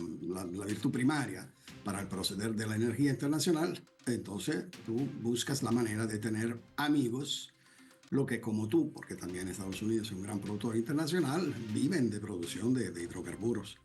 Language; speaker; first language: Spanish; non-native, fluent; Italian